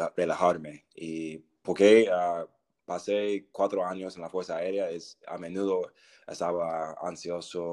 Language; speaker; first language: Spanish; non-native, learner; English